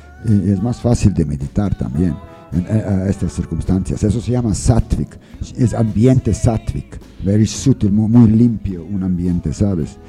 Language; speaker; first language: Spanish; non-native, learner; English